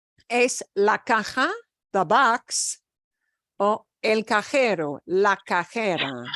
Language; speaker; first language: Spanish; non-native, fluent; English